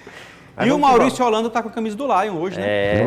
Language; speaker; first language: Portuguese; native; Portuguese